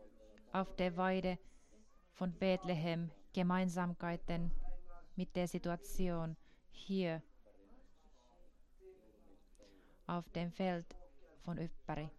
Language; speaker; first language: German; non-native, fluent; Finnish